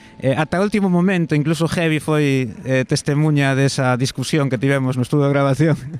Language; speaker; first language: Galician; non-native, local second language; Spanish